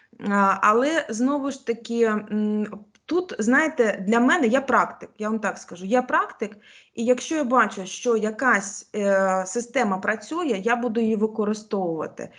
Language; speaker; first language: Ukrainian; non-native, local second language; Russian